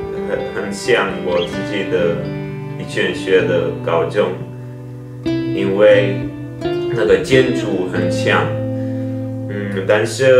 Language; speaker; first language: Chinese; non-native, fluent; Czech